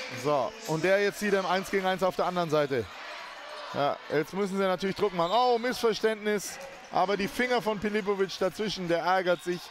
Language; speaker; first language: German; native; German